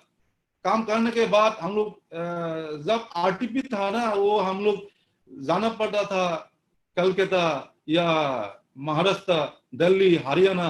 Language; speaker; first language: Hindi; non-native, local second language; Assamese